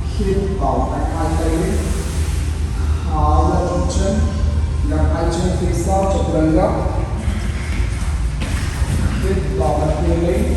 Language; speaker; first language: Vietnamese; non-native, learner; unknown